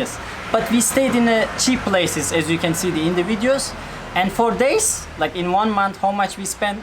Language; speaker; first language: English; non-native, fluent; Turkish